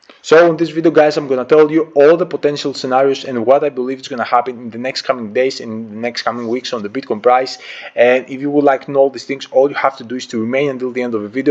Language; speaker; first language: English; non-native, fluent; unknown